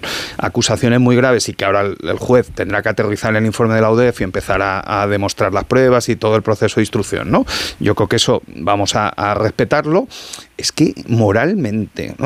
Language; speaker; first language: Spanish; native; Spanish